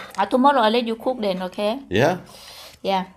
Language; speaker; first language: English; non-native, learner; Thai